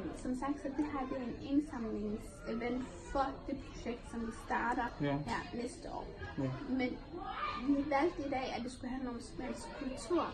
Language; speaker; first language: Danish; early bilingual, other home language; Somali